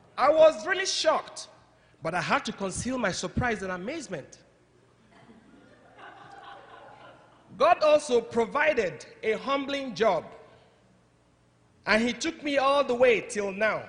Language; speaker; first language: English; non-native, local second language; Igbo